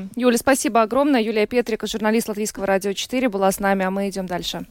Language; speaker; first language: Russian; native; Russian